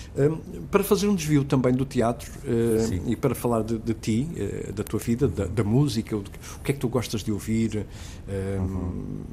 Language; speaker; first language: Portuguese; native; Portuguese